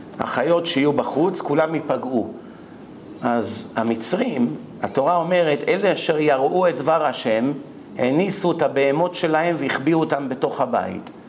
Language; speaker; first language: Hebrew; native; Hebrew